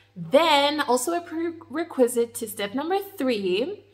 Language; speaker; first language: English; native; English